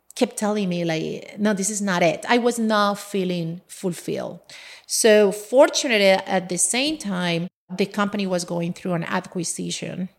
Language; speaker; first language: English; non-native, fluent; Spanish